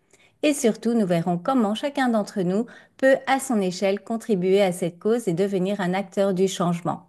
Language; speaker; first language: French; native; French